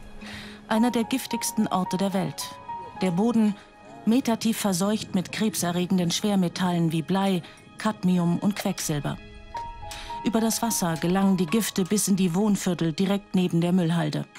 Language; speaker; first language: German; native; German